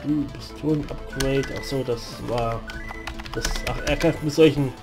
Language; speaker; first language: German; native; German